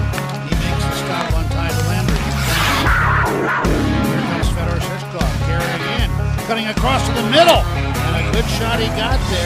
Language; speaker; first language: English; native; English